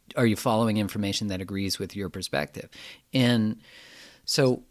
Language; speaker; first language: English; native; English